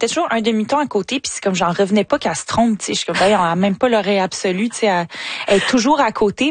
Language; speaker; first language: French; native; French